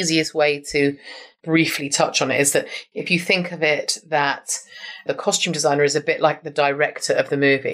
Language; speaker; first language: English; native; English